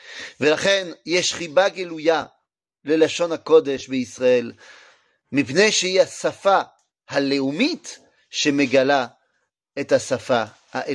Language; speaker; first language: Hebrew; non-native, fluent; French